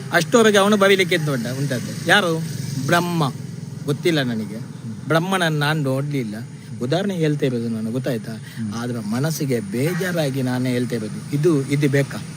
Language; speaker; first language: Kannada; non-native, local second language; Tulu